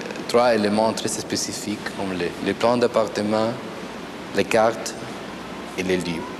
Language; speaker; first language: French; non-native, fluent; Spanish